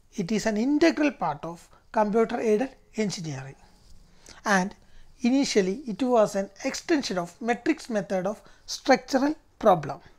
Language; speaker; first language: English; non-native, local second language; Malayalam